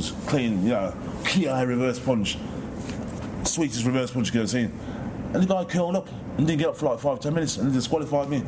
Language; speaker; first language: English; native; English